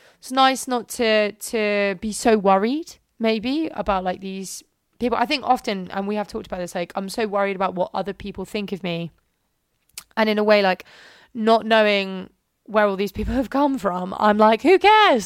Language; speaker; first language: English; native; English